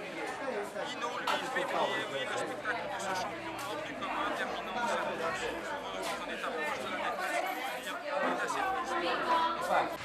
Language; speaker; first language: French; native; French